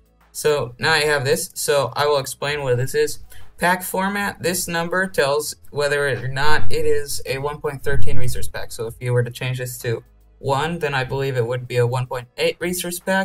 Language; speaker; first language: English; native; English